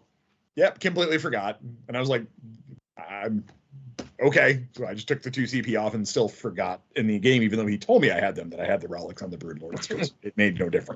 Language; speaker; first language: English; native; English